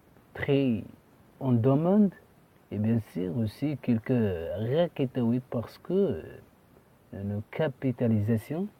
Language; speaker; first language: French; non-native, fluent; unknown